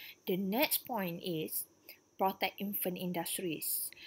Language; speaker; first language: English; non-native, local second language; Malay